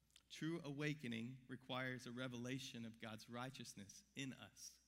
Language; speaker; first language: English; native; English